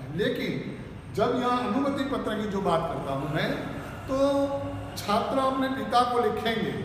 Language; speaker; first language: Hindi; non-native, local second language; Gujarati